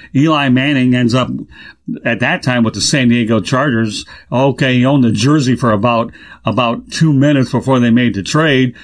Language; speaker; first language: English; native; English